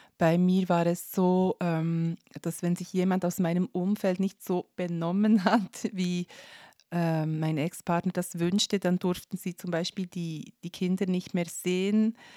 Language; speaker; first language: German; native; German